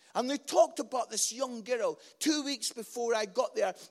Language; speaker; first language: English; native; English